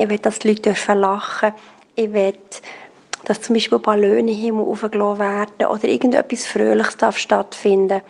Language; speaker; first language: German; native; German